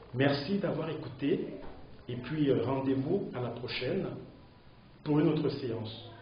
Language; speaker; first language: French; native; French